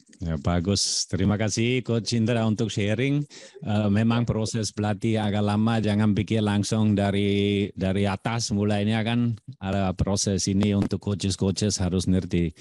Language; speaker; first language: Indonesian; non-native, fluent; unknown